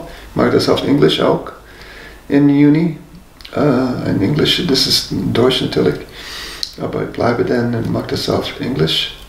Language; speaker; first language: German; non-native, fluent; English